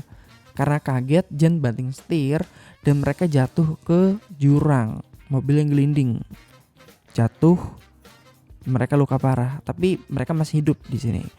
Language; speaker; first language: Indonesian; native; Indonesian